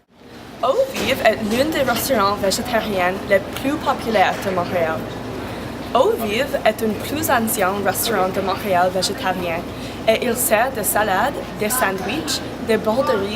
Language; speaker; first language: French; non-native, fluent; English